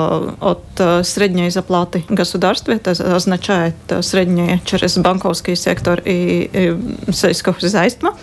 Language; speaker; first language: Russian; non-native, local second language; Latvian